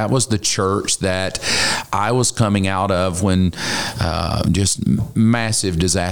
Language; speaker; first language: English; native; English